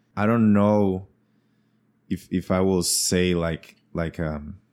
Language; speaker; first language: English; non-native, fluent; Spanish